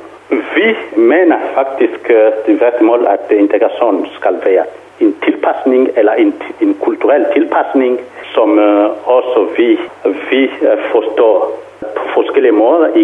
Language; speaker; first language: Danish; non-native, fluent; Kongo